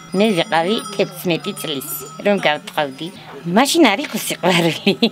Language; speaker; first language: Georgian; native; Georgian